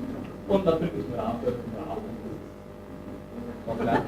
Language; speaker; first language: German; non-native, learner; Turkish